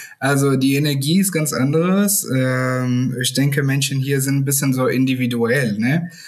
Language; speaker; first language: German; non-native, learner; Portuguese